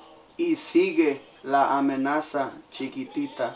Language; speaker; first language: Spanish; early bilingual, heritage; Spanish